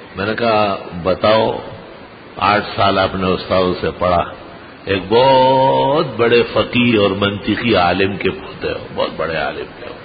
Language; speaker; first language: Urdu; non-native, local second language; Pashto